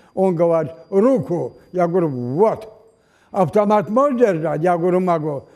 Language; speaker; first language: Russian; non-native, local second language; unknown